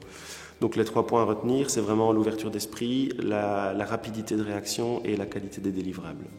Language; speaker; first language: French; native; French